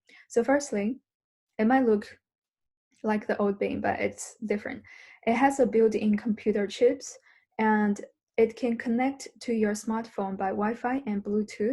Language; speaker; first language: English; non-native, learner; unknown